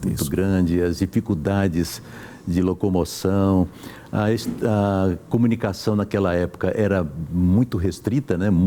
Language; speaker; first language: Portuguese; native; Portuguese